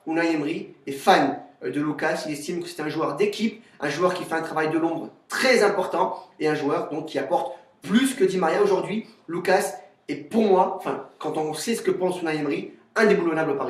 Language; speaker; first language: French; native; French